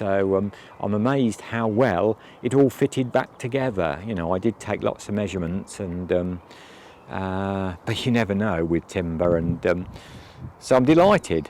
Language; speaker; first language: English; native; English